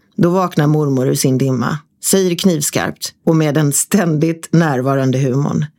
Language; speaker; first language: Swedish; native; Swedish